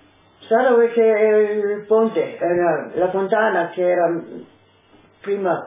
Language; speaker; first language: Italian; non-native, local second language; Slovenian